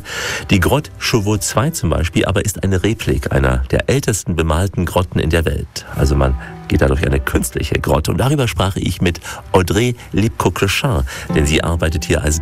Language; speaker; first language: German; native; German